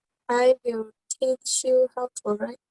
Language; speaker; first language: English; non-native, learner; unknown